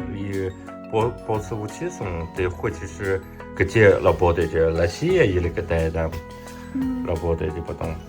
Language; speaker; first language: Russian; non-native, learner; Chinese